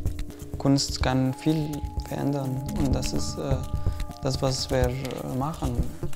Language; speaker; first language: German; non-native, fluent; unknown